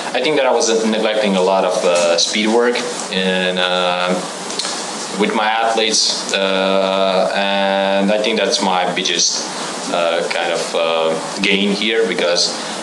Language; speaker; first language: English; non-native, fluent; Croatian